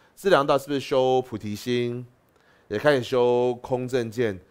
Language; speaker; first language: Chinese; native; Chinese